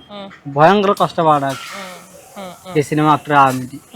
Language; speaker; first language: Malayalam; non-native, local second language; Odia